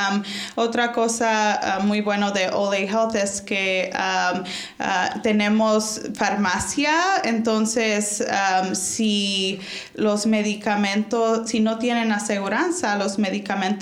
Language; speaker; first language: Spanish; early bilingual, heritage; Spanish